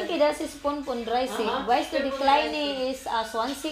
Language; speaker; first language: German; non-native, learner; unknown